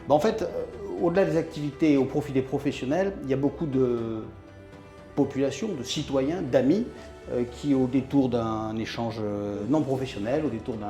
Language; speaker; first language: French; native; French